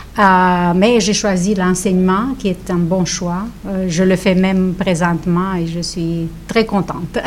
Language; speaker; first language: French; non-native, fluent; Romanian